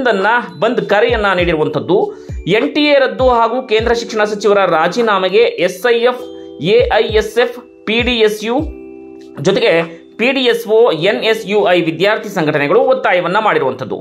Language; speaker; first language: Kannada; native; Kannada